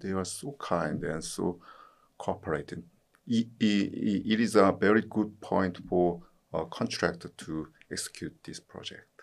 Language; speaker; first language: English; non-native, learner; Korean